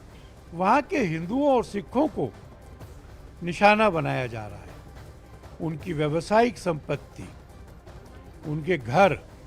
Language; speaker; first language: Hindi; native; Hindi